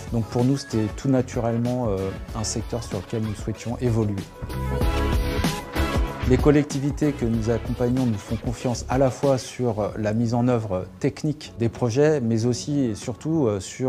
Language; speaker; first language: French; native; French